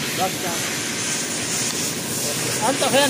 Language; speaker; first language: Arabic; non-native, learner; Urdu